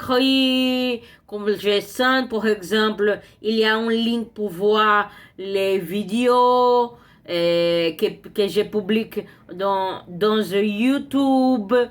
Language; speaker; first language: French; non-native, learner; Portuguese